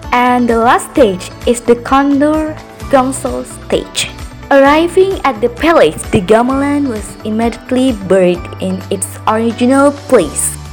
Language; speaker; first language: English; non-native, fluent; Indonesian